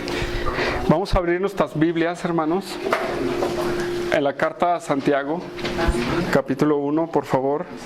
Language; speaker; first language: Spanish; native; Spanish